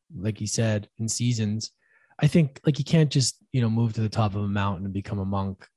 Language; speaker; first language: English; native; English